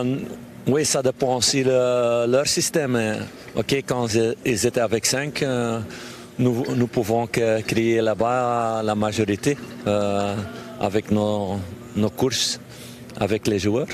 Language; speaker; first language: French; non-native, local second language; Dutch